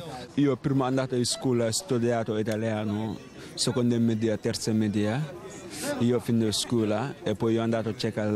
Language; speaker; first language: Italian; early bilingual, other home language; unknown